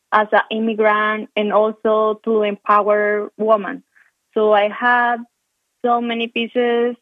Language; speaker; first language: English; non-native, fluent; Spanish